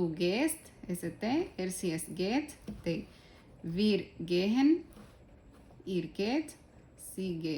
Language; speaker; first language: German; non-native, fluent; Spanish